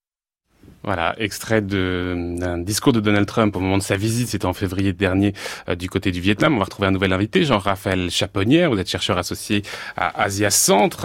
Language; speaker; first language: French; native; French